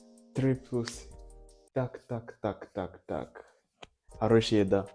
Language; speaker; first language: Russian; non-native, learner; Nyanja